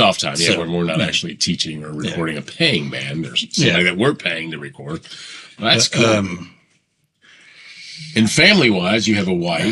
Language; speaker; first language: English; native; English